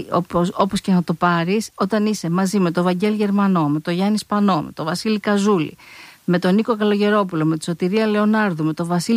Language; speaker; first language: Greek; native; Greek